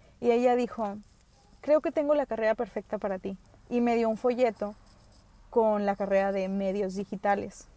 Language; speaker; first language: Spanish; early bilingual, other home language; English